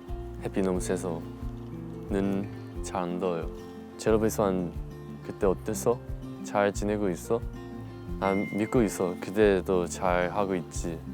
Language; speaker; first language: Korean; non-native, learner; Chinese